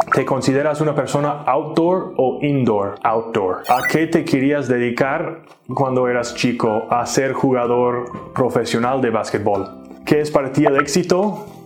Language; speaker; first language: Spanish; non-native, fluent; English